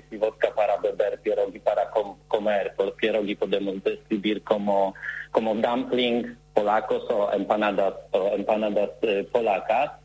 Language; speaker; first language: Spanish; non-native, learner; Polish